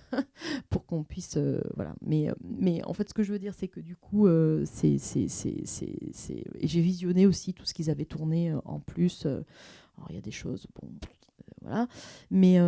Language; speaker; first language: French; native; French